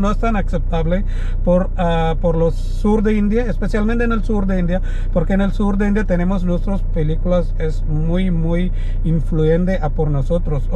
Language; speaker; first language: Spanish; non-native, learner; Malayalam